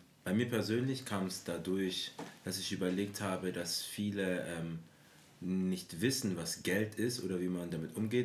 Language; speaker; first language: German; native; German